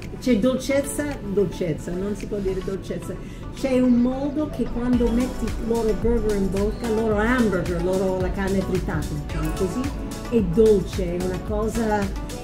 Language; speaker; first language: Italian; non-native, fluent; English